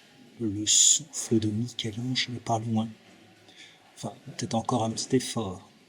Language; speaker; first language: French; native; French